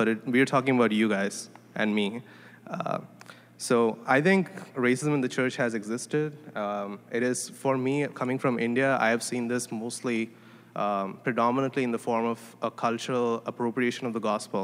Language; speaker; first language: English; non-native, local second language; Tamil